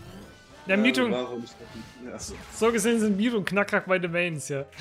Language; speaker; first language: German; native; German